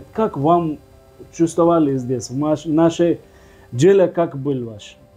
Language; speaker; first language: Russian; non-native, learner; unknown